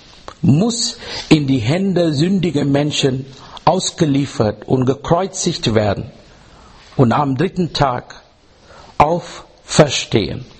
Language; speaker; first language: German; non-native, fluent; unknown